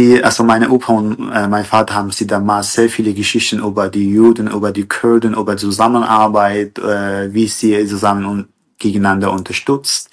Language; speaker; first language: German; non-native, fluent; Kurdish